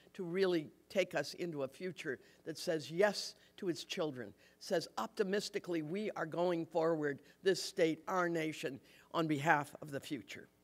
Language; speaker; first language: English; native; English